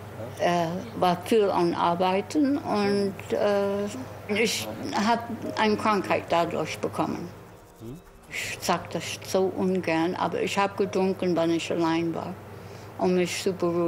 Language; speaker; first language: German; non-native, fluent; English